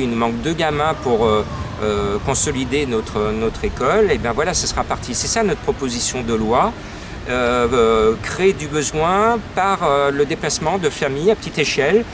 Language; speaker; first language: French; native; French